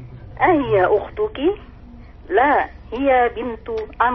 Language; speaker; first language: Arabic; non-native, learner; Indonesian